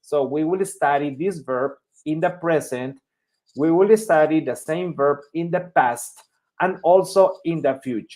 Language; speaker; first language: English; non-native, fluent; Spanish